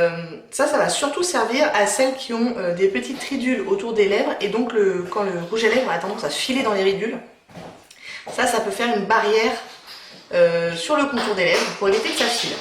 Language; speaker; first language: French; native; French